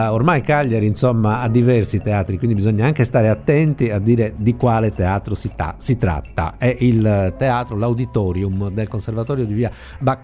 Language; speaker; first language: Italian; native; Italian